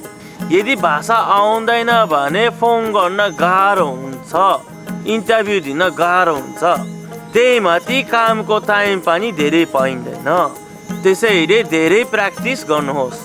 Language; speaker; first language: Nepali; non-native, fluent; Japanese